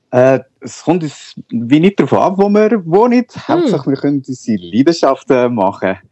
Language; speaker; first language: Swiss German; non-native, local second language; Spanish